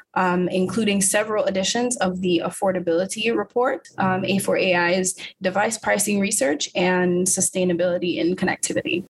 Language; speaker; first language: English; native; English